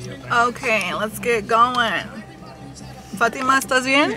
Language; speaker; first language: Spanish; early bilingual, heritage; Spanish